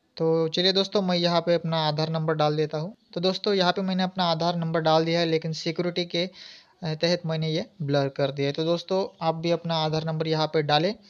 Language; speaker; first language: Hindi; non-native, local second language; Marathi